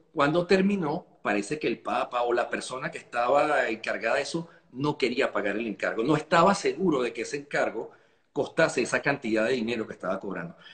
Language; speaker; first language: Spanish; native; Spanish